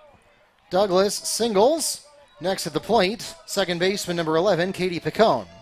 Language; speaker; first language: English; native; English